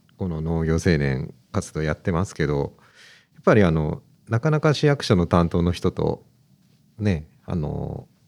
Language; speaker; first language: Japanese; native; Japanese